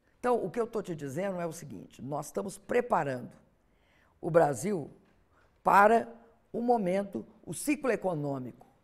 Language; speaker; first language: Portuguese; native; Portuguese